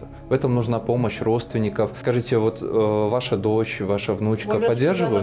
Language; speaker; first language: Russian; native; Russian